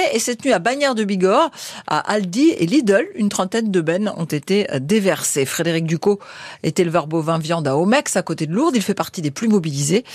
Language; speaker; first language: French; native; French